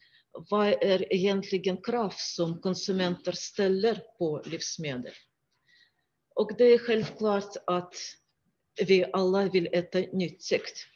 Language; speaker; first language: Swedish; non-native, fluent; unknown